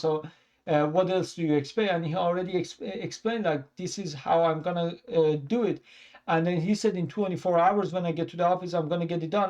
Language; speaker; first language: English; non-native, fluent; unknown